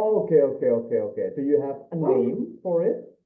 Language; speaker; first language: English; non-native, fluent; Indonesian